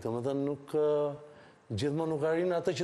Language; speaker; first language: Albanian; native; Albanian